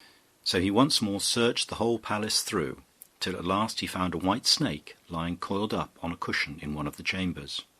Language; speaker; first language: English; native; English